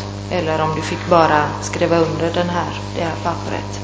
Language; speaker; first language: Swedish; non-native, fluent; Italian